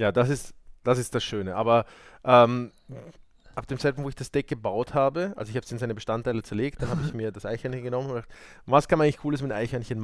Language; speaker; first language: German; native; German